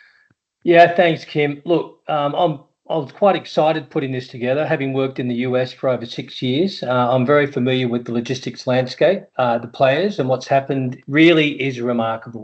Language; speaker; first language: English; native; English